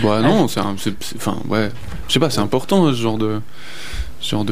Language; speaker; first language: French; native; French